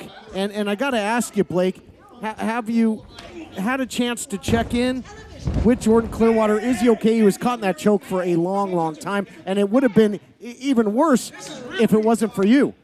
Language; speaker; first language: English; native; English